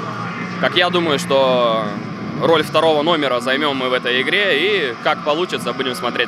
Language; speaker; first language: Russian; native; Russian